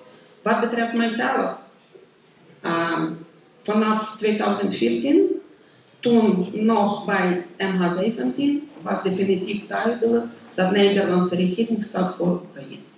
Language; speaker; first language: Dutch; non-native, learner; Ukrainian